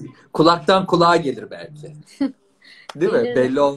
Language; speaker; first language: Turkish; native; Turkish